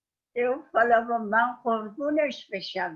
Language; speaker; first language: Portuguese; non-native, fluent; Persian